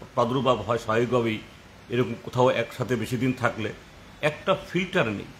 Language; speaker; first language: Bangla; non-native, local second language; Konkani